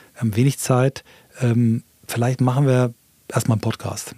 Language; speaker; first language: German; native; German